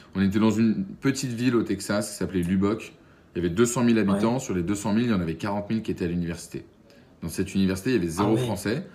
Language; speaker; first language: French; native; French